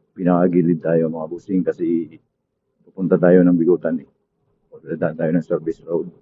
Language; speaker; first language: Filipino; non-native, local second language; Bikol